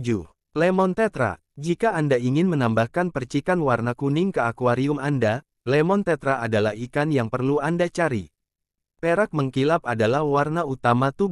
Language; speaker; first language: Indonesian; native; Indonesian